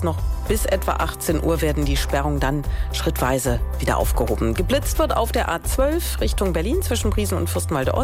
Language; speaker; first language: German; native; German